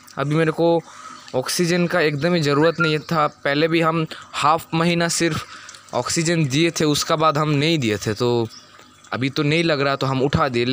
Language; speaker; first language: Hindi; non-native, local second language; Bangla